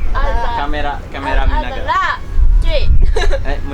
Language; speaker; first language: Japanese; non-native, learner; Indonesian